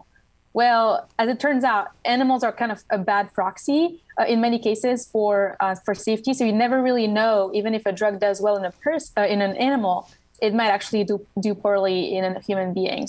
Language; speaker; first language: English; non-native, fluent; French